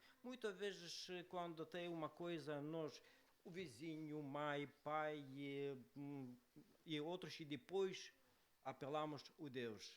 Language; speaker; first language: Portuguese; non-native, learner; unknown